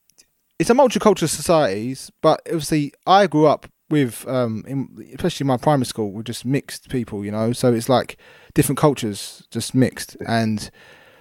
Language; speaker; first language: English; native; English